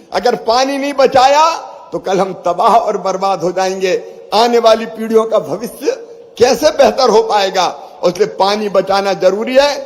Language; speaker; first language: Hindi; native; Hindi